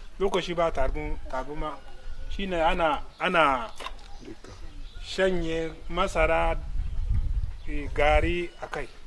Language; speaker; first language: Hausa; non-native, local second language; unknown